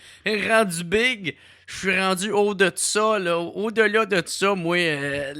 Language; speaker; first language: French; native; French